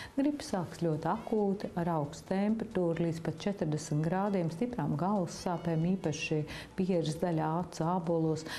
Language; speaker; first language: Latvian; native; Latvian